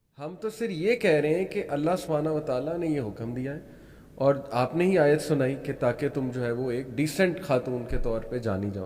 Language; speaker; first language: Urdu; native; Urdu